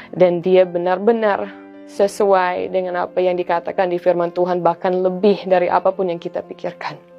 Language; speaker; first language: Indonesian; non-native, fluent; English